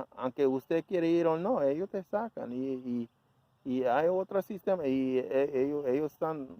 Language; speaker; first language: Spanish; early bilingual, heritage; Spanish